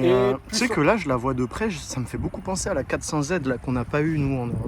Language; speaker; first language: French; native; French